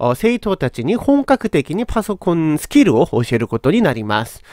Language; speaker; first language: Japanese; non-native, fluent; Korean